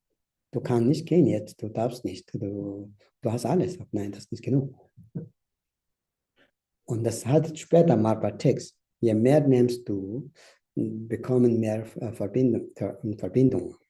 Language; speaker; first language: German; non-native, learner; Tibetan